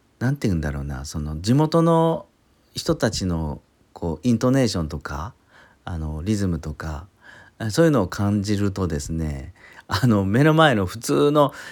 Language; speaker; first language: Japanese; native; Japanese